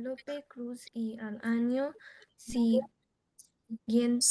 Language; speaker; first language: Spanish; non-native, learner; Bangla